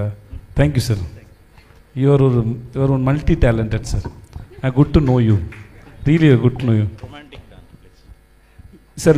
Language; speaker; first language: Telugu; non-native, learner; Tamil